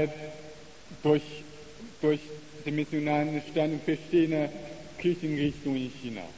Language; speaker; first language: German; non-native, learner; Chinese